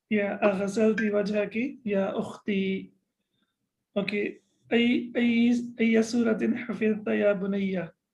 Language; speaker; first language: Arabic; non-native, fluent; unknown